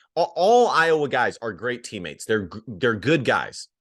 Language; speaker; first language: English; native; English